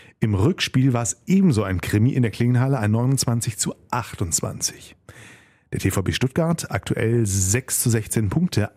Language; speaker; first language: German; native; German